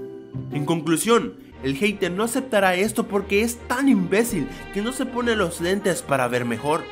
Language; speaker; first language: Spanish; native; Spanish